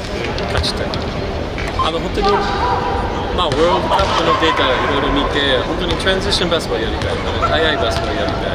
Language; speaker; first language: Japanese; non-native, fluent; English